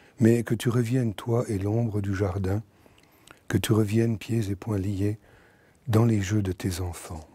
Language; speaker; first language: French; native; French